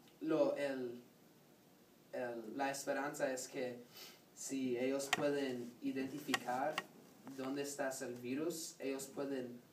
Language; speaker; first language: Spanish; non-native, learner; English